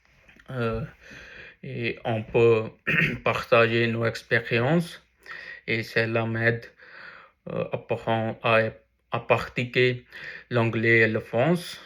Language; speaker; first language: French; non-native, learner; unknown